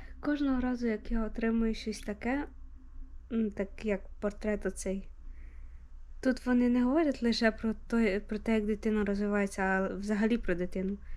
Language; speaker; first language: Ukrainian; native; Ukrainian